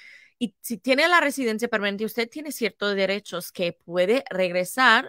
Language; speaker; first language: Spanish; non-native, fluent; English